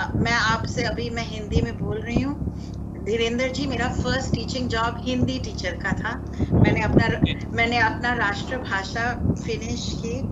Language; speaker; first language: Hindi; non-native, local second language; Marathi